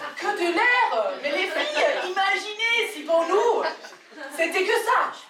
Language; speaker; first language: French; non-native, fluent; English